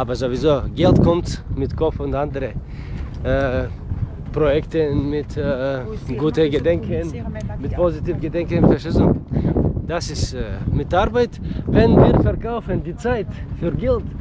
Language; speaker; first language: German; non-native, learner; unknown